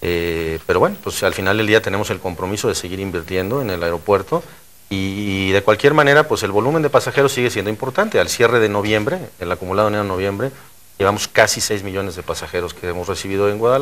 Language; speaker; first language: Spanish; native; Spanish